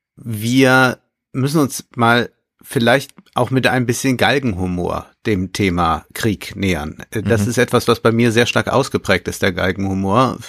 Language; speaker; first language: German; native; German